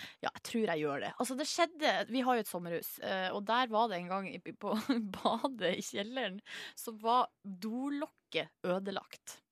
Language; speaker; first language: Norwegian; native; Norwegian